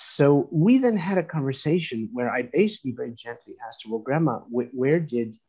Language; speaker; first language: English; native; English